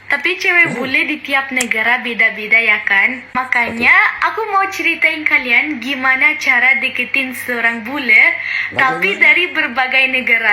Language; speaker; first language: Indonesian; non-native, fluent; German